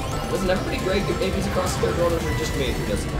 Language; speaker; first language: English; native; English